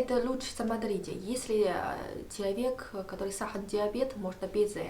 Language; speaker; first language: Russian; non-native, learner; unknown